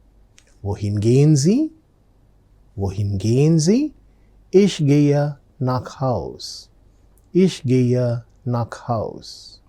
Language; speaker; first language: German; non-native, fluent; Telugu